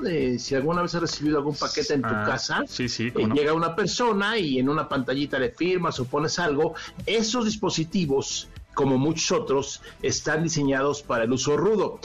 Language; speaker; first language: Spanish; native; Spanish